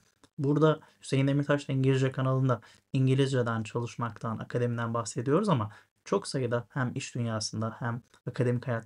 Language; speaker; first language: Turkish; native; Turkish